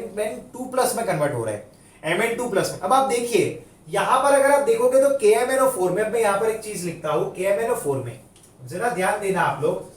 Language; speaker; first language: Hindi; non-native, local second language; Gujarati